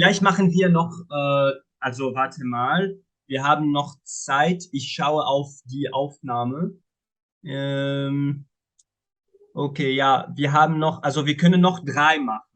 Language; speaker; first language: German; non-native, fluent; Arabic